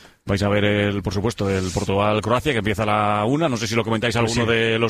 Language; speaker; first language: Spanish; native; Spanish